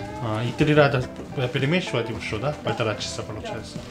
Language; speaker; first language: Russian; non-native, fluent; Korean